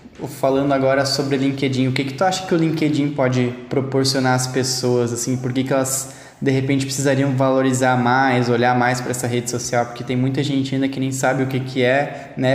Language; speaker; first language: Portuguese; native; Portuguese